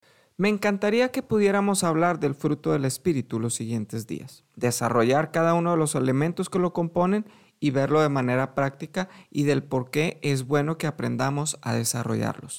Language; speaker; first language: Spanish; native; Spanish